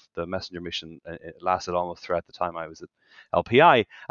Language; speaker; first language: English; native; English